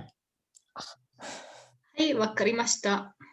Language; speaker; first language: Japanese; non-native, learner; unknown